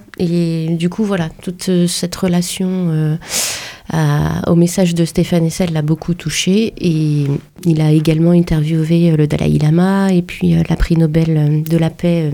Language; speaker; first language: French; native; French